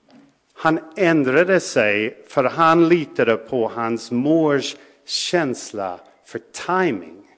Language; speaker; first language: Swedish; non-native, fluent; English